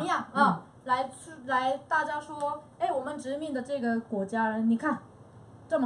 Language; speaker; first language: Chinese; non-native, fluent; Korean